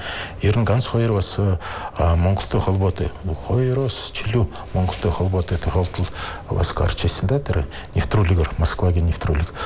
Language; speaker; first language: Mongolian; non-native, fluent; Russian